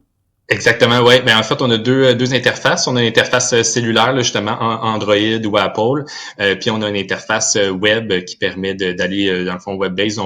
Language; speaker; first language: French; native; French